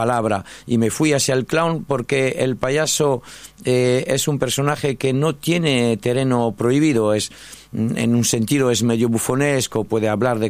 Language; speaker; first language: Spanish; non-native, fluent; French